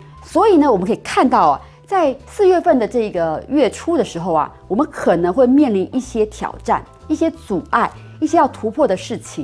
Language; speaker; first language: Chinese; native; Chinese